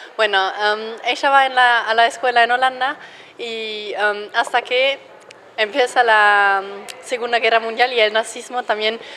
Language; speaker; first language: Spanish; non-native, fluent; German